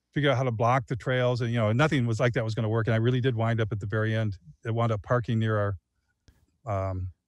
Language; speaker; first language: English; native; English